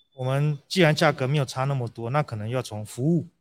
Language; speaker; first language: Chinese; early bilingual, heritage; Portuguese